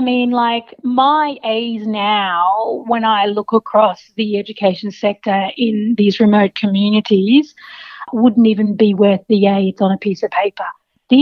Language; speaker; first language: English; native; English